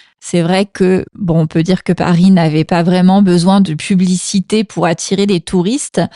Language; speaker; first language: French; native; French